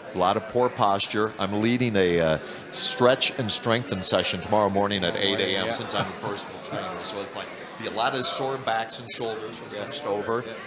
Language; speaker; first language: English; native; English